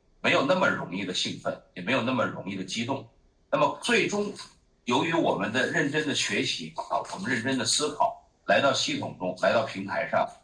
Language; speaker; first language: Chinese; native; Chinese